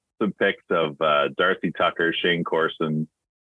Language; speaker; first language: English; native; English